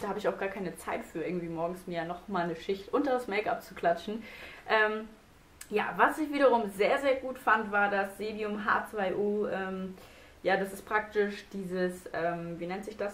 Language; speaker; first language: German; native; German